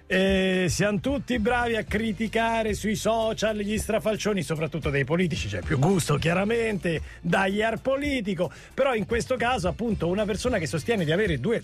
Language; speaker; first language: Italian; native; Italian